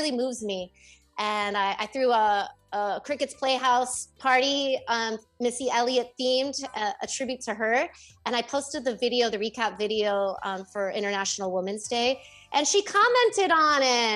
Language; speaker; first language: English; native; English